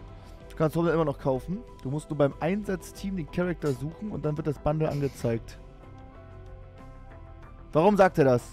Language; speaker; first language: German; native; German